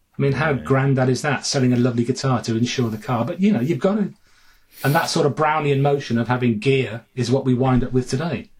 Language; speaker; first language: English; native; English